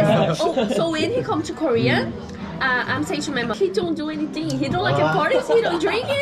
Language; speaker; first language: English; non-native, learner; Portuguese